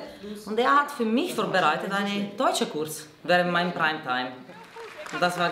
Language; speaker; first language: German; non-native, learner; Italian